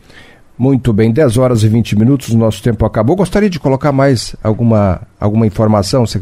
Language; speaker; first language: Portuguese; native; Portuguese